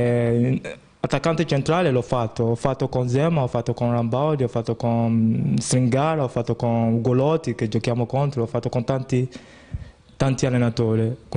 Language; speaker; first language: Italian; non-native, fluent; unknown